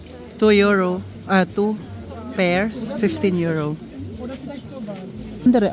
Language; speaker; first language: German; non-native, learner; Filipino